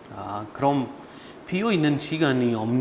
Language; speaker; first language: Korean; non-native, learner; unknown